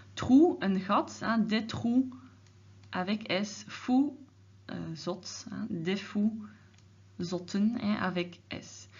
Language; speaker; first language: French; non-native, fluent; Dutch